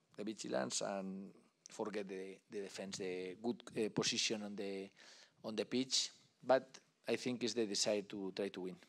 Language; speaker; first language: English; non-native, learner; Spanish